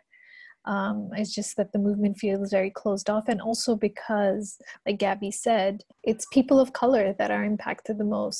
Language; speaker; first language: English; non-native, local second language; Urdu